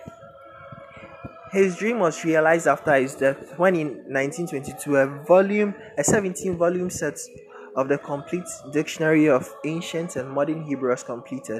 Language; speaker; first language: English; non-native, local second language; Akan